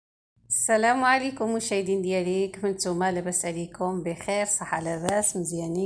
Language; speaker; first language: Arabic; native; Arabic